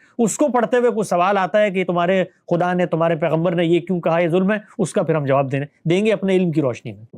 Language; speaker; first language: Urdu; native; Urdu